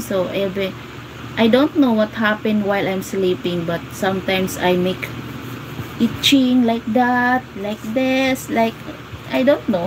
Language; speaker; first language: English; non-native, local second language; Filipino